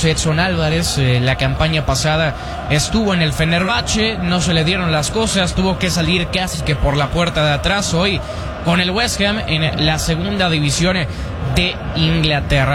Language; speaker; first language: Spanish; native; Spanish